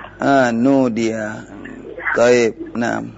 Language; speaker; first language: Arabic; non-native, fluent; Indonesian